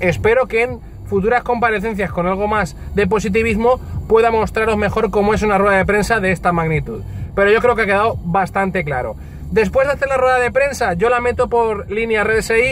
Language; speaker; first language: Spanish; native; Spanish